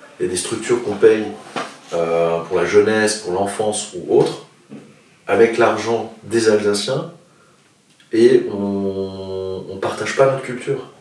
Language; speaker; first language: French; non-native, local second language; Swiss German